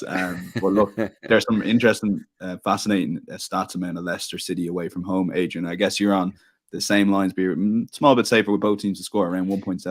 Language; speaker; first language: English; native; English